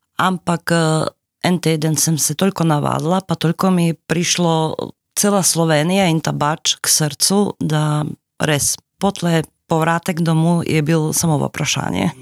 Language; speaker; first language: Slovenian; non-native, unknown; Slovak